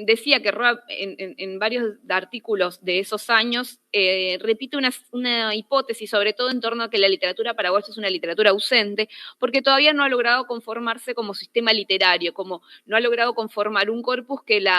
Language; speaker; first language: Spanish; native; Spanish